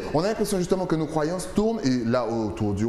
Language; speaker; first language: French; native; French